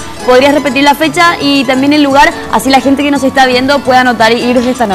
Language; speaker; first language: Spanish; native; Spanish